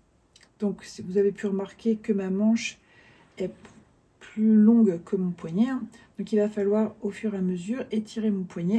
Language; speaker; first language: French; native; French